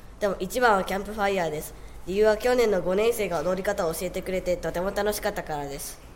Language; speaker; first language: Japanese; native; Japanese